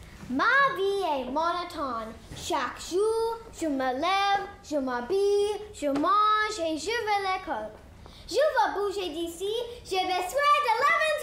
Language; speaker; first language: French; non-native, learner; English